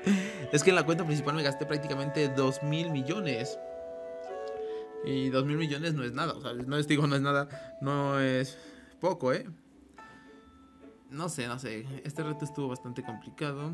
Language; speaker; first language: Spanish; native; Spanish